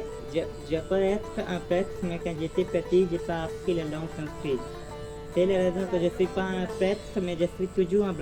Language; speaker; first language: French; non-native, learner; Hindi